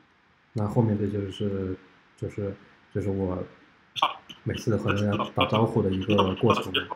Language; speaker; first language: Chinese; native; Chinese